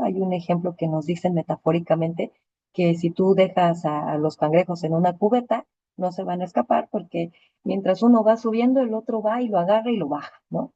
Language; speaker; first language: Spanish; native; Spanish